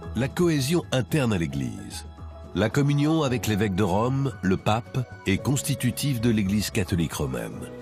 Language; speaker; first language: French; native; French